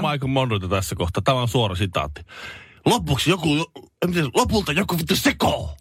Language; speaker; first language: Finnish; native; Finnish